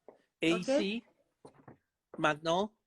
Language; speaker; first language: French; non-native, fluent; Spanish